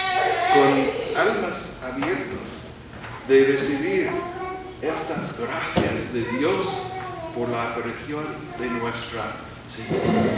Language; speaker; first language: Spanish; non-native, fluent; English